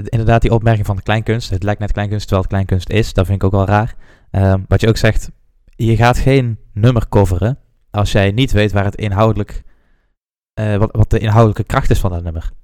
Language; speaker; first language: Dutch; native; Dutch